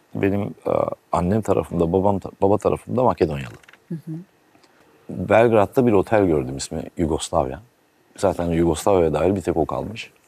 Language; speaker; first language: Turkish; native; Turkish